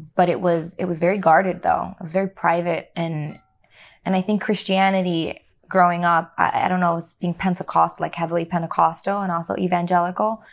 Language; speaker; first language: English; native; English